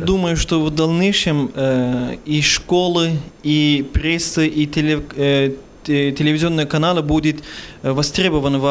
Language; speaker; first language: Russian; non-native, fluent; Turkish